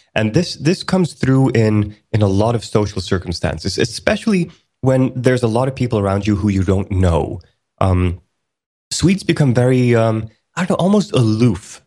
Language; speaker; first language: English; early bilingual, other home language; Swedish